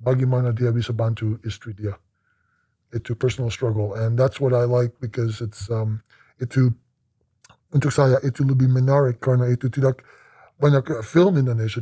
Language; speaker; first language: Indonesian; non-native, learner; English